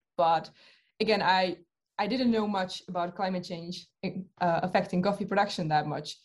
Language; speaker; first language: English; non-native, fluent; Czech